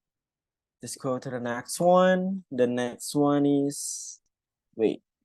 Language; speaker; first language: English; non-native, fluent; Indonesian